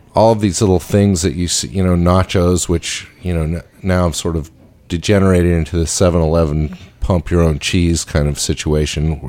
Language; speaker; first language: English; native; English